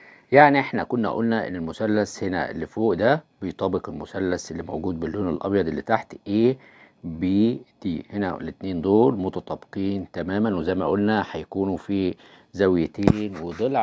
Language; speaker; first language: Arabic; native; Arabic